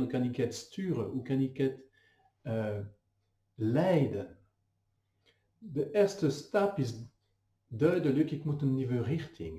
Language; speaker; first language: Dutch; non-native, fluent; French